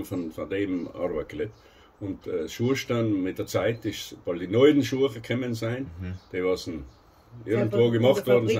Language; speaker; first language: German; native; German